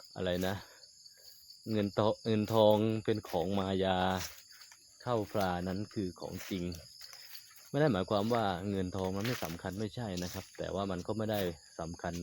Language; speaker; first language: Thai; non-native, local second language; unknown